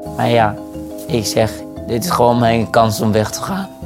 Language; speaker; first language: Dutch; non-native, fluent; Fula